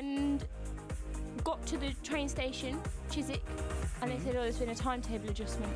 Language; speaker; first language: English; native; English